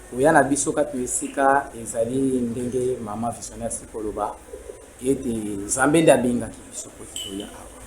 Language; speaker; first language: Lingala; non-native, local second language; Kongo